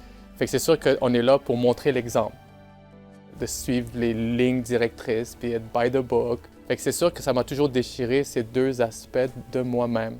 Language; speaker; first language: French; native; French